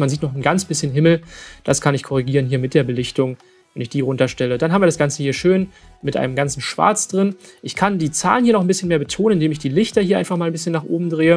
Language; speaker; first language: German; native; German